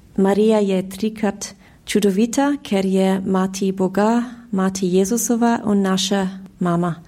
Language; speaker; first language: Slovenian; early bilingual, heritage; Slovenian